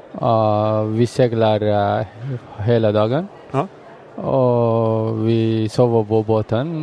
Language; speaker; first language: Swedish; non-native, learner; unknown